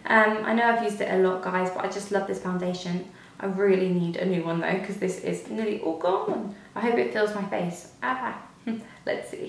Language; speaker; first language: English; native; English